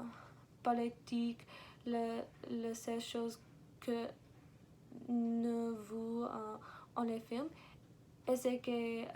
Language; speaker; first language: French; non-native, learner; English